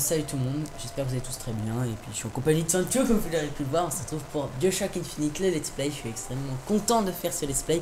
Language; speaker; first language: French; native; French